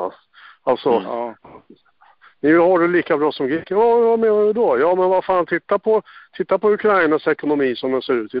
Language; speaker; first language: Swedish; native; Swedish